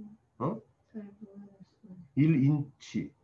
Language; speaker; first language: Korean; native; Korean